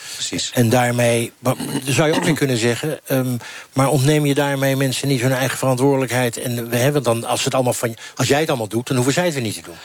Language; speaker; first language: Dutch; native; Dutch